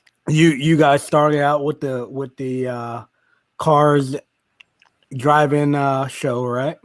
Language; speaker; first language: English; native; English